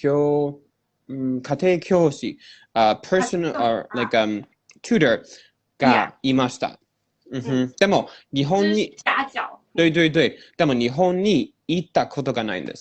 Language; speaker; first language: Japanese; non-native, learner; English